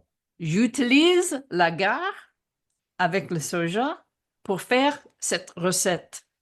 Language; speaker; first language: French; non-native, fluent; English